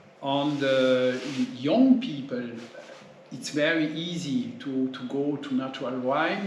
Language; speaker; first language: English; non-native, learner; French